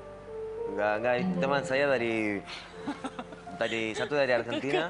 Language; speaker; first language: Indonesian; non-native, learner; Spanish